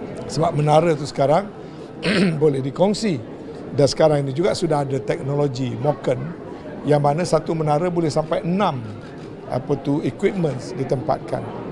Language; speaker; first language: Malay; native; Malay